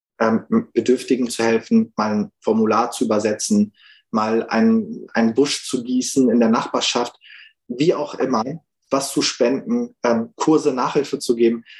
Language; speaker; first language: German; early bilingual, other home language; Turkish